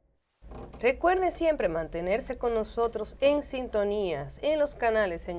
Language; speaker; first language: Spanish; native; Spanish